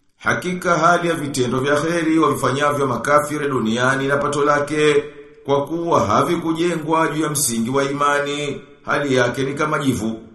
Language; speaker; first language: Swahili; native; Swahili